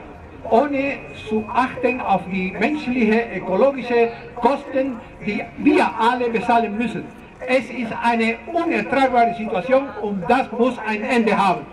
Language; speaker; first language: German; non-native, fluent; Spanish